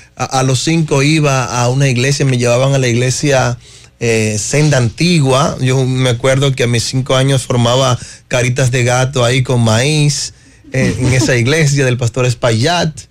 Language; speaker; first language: Spanish; native; Spanish